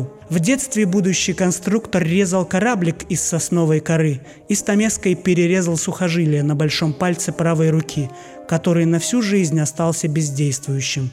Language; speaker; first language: Russian; native; Russian